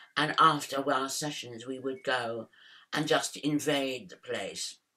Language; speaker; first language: English; native; English